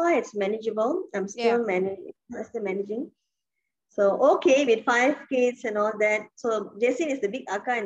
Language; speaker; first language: English; non-native, local second language; Tamil